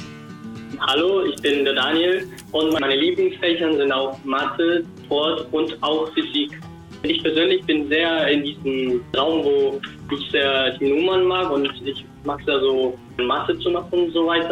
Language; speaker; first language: German; non-native, fluent; Spanish